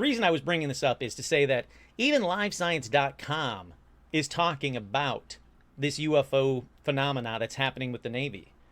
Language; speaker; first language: English; native; English